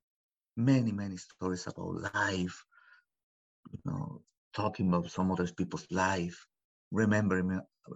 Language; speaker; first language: English; non-native, fluent; Spanish